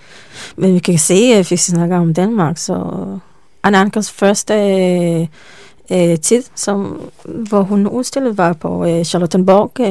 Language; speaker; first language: Danish; non-native, learner; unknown